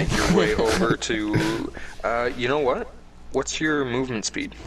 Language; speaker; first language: English; native; English